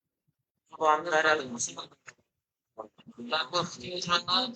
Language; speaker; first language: Italian; non-native, learner; Bangla